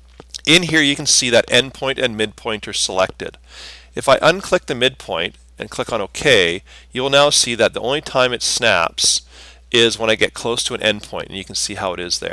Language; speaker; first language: English; native; English